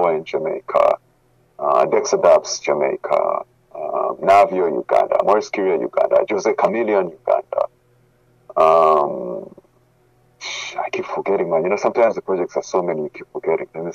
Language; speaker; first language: English; non-native, local second language; Ganda